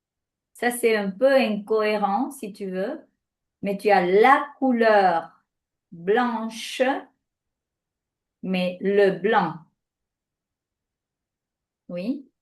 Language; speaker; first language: French; non-native, fluent; Spanish